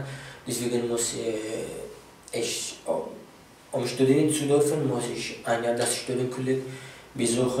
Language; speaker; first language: German; non-native, fluent; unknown